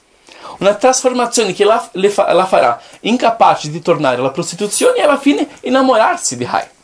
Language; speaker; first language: Italian; non-native, fluent; Portuguese